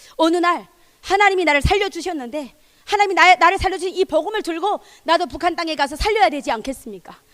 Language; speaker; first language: Korean; native; Korean